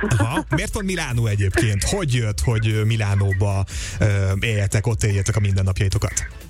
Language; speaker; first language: Hungarian; native; Hungarian